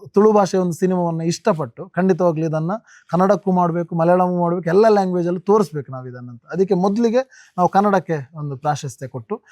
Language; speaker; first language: Kannada; non-native, local second language; Tulu